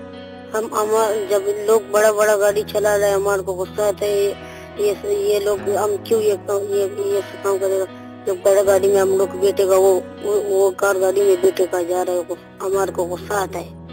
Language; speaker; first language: Hindi; non-native, local second language; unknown